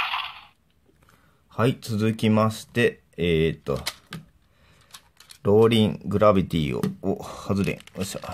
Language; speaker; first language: Japanese; native; Japanese